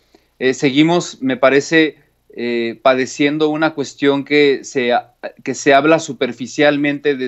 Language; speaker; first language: Spanish; native; Spanish